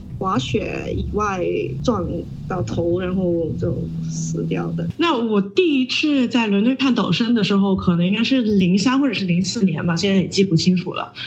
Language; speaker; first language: Chinese; non-native, local second language; Cantonese